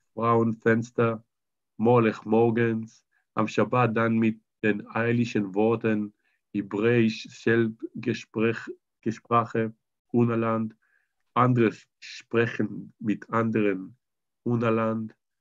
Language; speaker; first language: German; non-native, learner; Hebrew